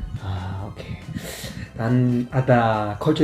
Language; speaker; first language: Indonesian; non-native, learner; Korean